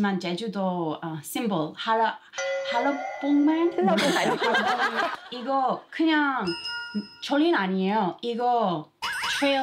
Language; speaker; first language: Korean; non-native, learner; English